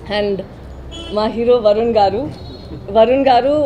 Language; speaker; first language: Telugu; non-native, learner; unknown